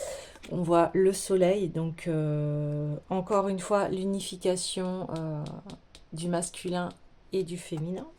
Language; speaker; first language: French; native; French